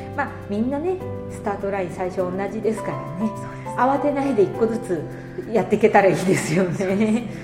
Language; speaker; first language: Japanese; native; Japanese